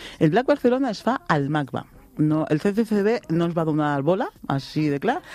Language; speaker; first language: Catalan; non-native, local second language; Spanish